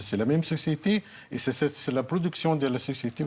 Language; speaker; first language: French; non-native, fluent; Arabic